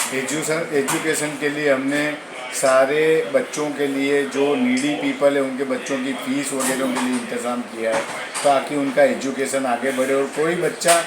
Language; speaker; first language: Hindi; non-native, local second language; Gujarati